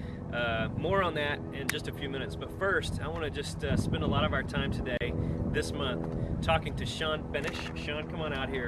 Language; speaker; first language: English; native; English